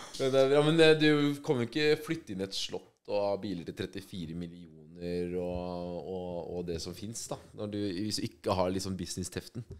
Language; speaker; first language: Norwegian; native; Norwegian